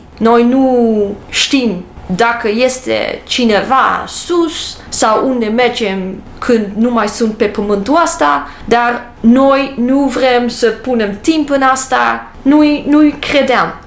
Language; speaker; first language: Romanian; non-native, learner; English